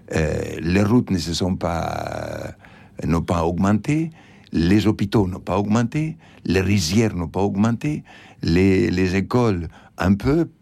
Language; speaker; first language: French; non-native, fluent; Spanish